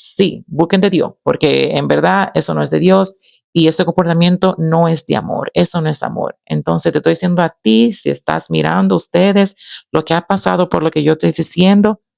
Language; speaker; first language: Spanish; early bilingual, other home language; English